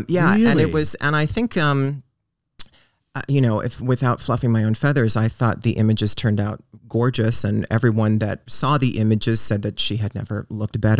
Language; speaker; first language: English; native; English